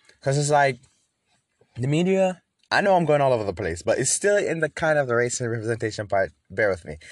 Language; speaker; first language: English; native; English